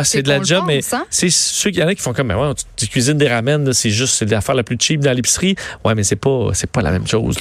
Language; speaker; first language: French; native; French